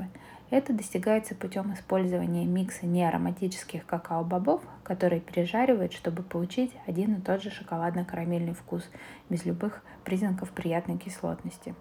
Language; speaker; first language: Russian; native; Russian